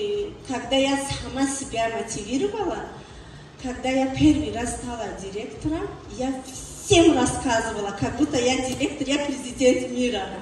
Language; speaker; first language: Russian; non-native, learner; Tajik